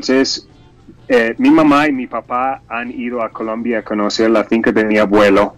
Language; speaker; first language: Spanish; non-native, fluent; English